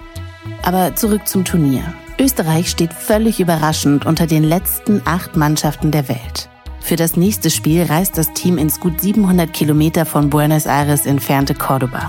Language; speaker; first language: German; native; German